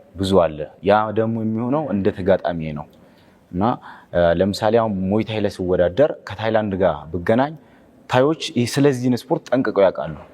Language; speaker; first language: Amharic; non-native, local second language; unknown